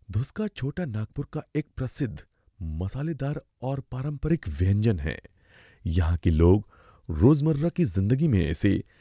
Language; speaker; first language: Hindi; native; Hindi